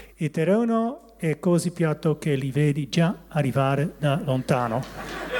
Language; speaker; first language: Italian; non-native, learner; Dutch